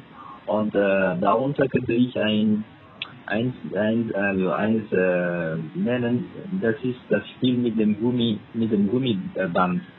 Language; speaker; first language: German; non-native, fluent; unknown